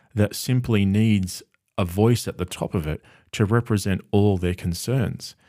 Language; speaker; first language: English; native; English